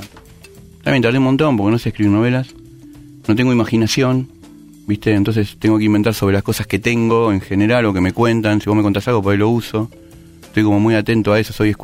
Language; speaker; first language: Spanish; native; Spanish